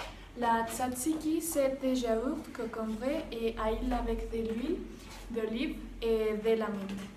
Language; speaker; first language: French; non-native, learner; Spanish